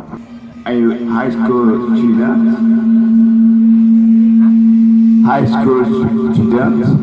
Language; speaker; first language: English; non-native, learner; Korean